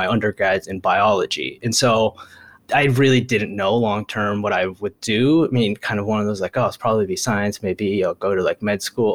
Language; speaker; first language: English; early bilingual, other home language; Japanese